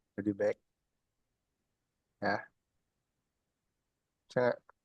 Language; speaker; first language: Indonesian; native; Indonesian